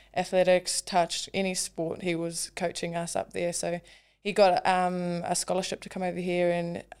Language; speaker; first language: English; native; English